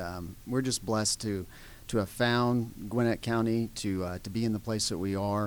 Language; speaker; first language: English; native; English